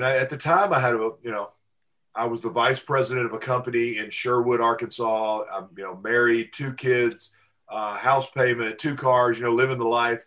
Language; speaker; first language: English; native; English